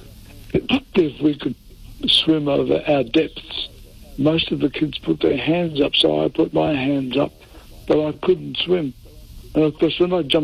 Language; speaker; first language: English; non-native, local second language; Italian